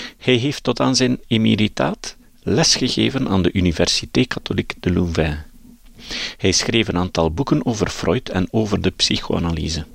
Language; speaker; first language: Dutch; native; Dutch